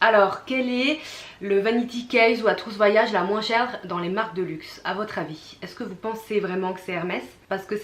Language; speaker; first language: French; native; French